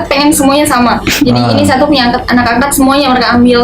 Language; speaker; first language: Indonesian; native; Indonesian